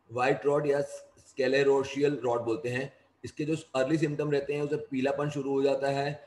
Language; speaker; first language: Hindi; non-native, local second language; Gujarati